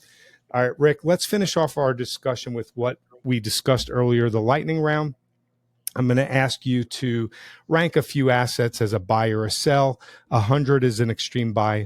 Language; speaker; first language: English; native; English